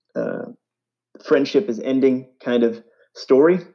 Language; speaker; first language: English; native; English